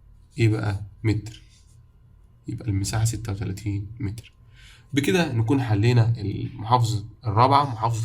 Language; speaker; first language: Arabic; native; Arabic